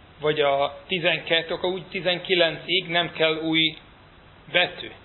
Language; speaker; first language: Hungarian; non-native, fluent; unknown